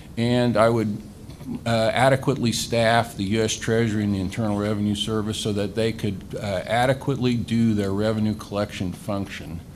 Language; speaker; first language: English; native; English